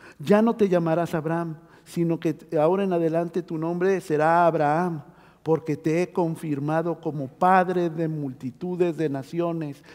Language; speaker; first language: Spanish; native; Spanish